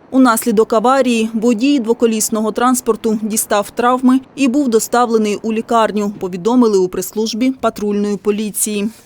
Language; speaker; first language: Ukrainian; native; Ukrainian